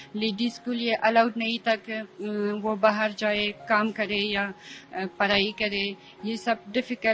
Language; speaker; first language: Hindi; non-native, fluent; Persian